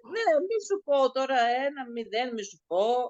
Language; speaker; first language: Greek; native; Greek